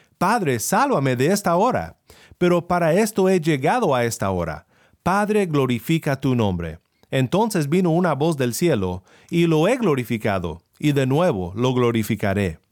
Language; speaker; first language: Spanish; non-native, fluent; English